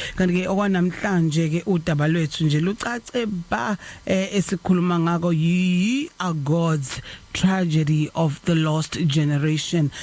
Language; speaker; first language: Zulu; native; Zulu